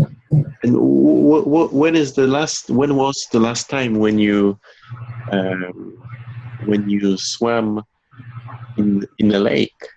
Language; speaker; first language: English; non-native, fluent; Polish